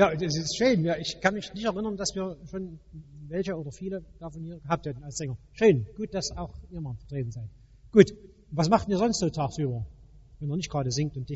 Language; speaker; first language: German; native; German